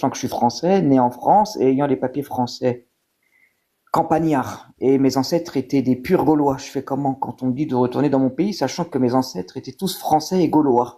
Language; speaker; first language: French; native; French